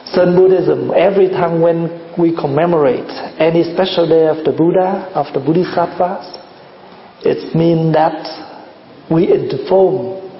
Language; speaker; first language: English; non-native, fluent; Vietnamese